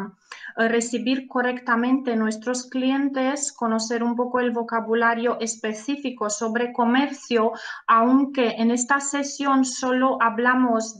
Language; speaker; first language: Spanish; non-native, fluent; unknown